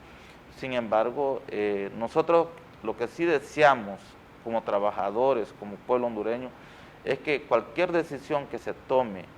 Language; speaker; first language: Spanish; native; Spanish